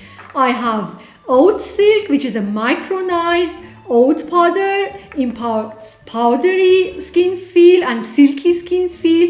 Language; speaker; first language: English; non-native, fluent; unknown